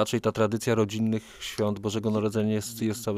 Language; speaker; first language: Polish; native; Polish